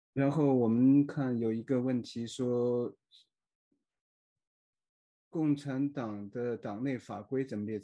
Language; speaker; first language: Chinese; native; Chinese